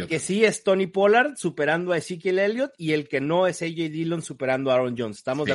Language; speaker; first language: Spanish; native; Spanish